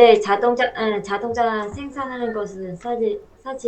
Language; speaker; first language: Korean; non-native, fluent; Vietnamese